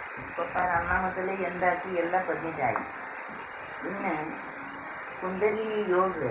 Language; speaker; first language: Malayalam; non-native, local second language; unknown